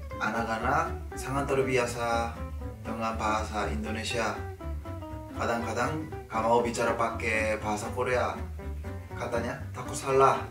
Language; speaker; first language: Indonesian; non-native, fluent; Korean